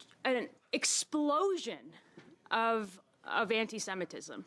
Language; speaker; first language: English; native; English